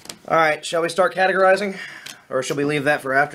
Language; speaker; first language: English; native; English